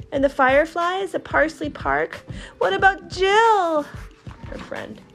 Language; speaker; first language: English; non-native, fluent; Chinese